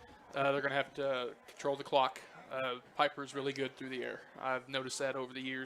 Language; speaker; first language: English; native; English